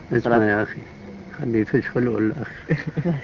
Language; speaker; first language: Arabic; early bilingual, other home language; Albanian